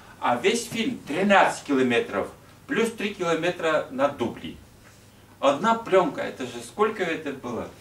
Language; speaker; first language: Russian; non-native, local second language; Udmurt